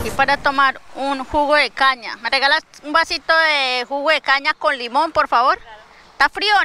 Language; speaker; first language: Spanish; native; Spanish